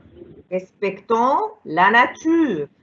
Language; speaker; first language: French; non-native, fluent; Arabic